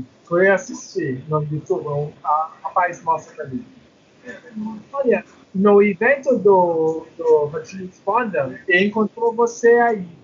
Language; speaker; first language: Portuguese; non-native, learner; English